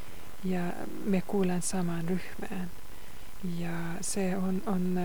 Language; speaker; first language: Finnish; non-native, fluent; Hungarian